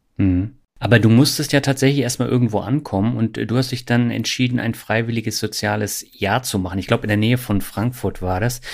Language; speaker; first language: German; native; German